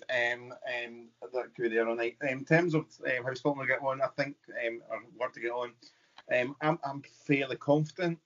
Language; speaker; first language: English; native; English